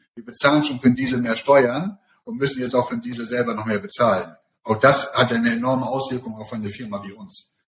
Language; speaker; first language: German; native; German